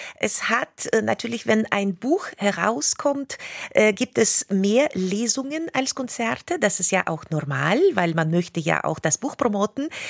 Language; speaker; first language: German; non-native, fluent; Russian